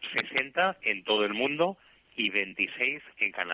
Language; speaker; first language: Spanish; native; Spanish